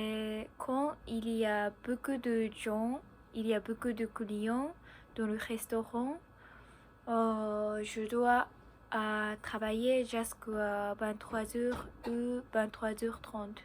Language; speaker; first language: French; non-native, learner; Japanese